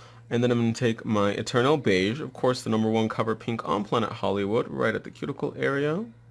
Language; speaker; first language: English; early bilingual, other home language; Spanish